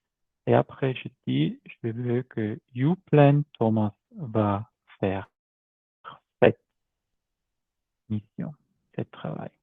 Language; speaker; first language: French; non-native, learner; German